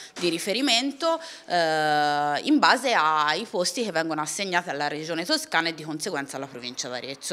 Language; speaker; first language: Italian; native; Italian